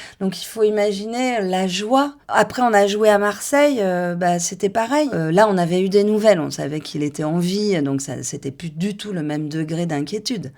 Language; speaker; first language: French; native; French